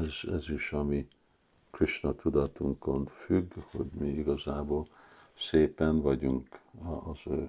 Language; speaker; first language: Hungarian; early bilingual, heritage; Hungarian